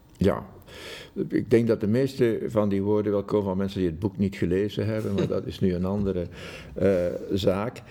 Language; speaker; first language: Dutch; native; Dutch